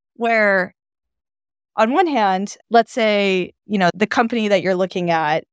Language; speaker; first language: English; non-native, fluent; Japanese